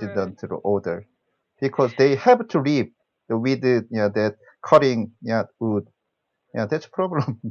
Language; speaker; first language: English; non-native, learner; Korean